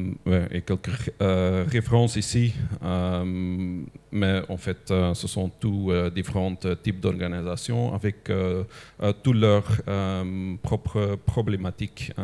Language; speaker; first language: French; non-native, local second language; Dutch